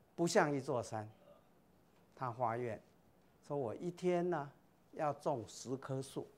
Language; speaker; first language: Chinese; native; Chinese